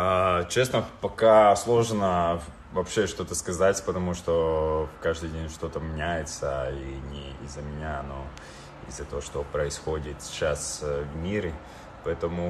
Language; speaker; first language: Russian; non-native, local second language; Latvian